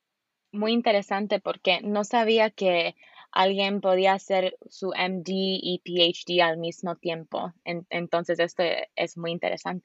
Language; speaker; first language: Spanish; non-native, fluent; English